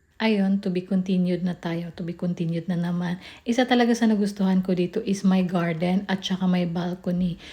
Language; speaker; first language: Filipino; non-native, local second language; Cebuano